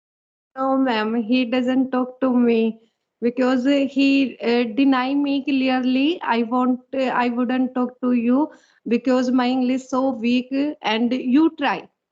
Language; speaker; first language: English; non-native, learner; Haryanvi